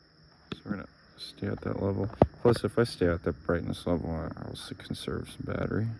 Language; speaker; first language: English; native; English